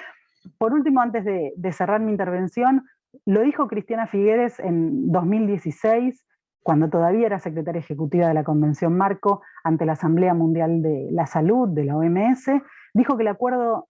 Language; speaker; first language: Spanish; native; Spanish